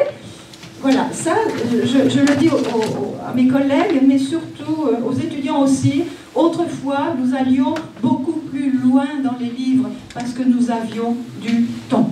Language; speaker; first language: French; native; French